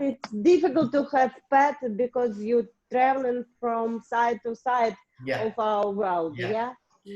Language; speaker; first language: English; non-native, learner; Russian